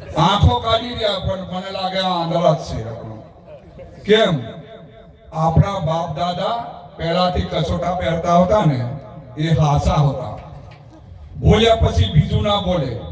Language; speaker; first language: Gujarati; non-native, local second language; Rathawi